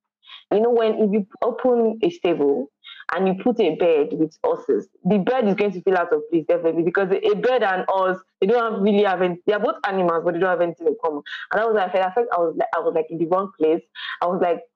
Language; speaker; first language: English; non-native, local second language; Yoruba